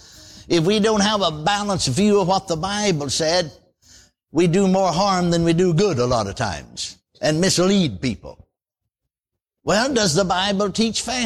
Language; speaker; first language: English; native; English